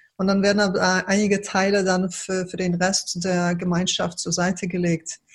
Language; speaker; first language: German; early bilingual, other home language; Polish